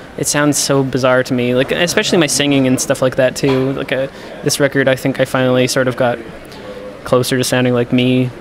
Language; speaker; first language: English; native; English